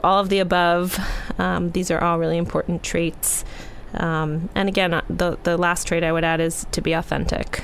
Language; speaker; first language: English; native; English